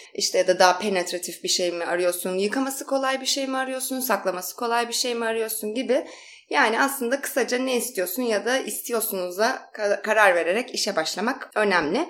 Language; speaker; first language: Turkish; native; Turkish